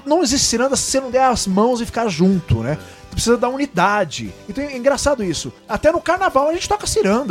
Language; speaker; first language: Portuguese; native; Portuguese